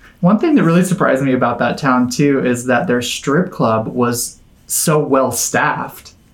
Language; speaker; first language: English; native; English